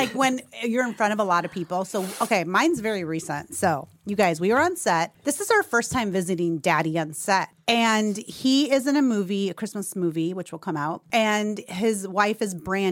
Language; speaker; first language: English; native; English